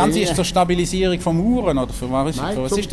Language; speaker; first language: German; native; German